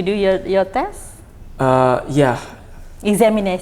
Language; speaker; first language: English; non-native, fluent; Indonesian